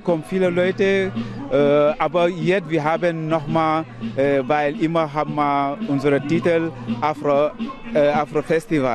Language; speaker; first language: German; non-native, learner; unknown